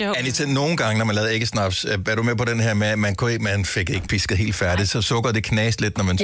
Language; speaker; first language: Danish; native; Danish